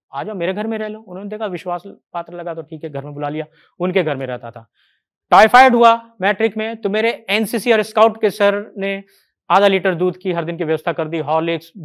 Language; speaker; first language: Hindi; native; Hindi